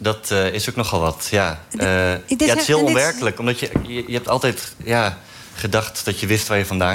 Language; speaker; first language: Dutch; native; Dutch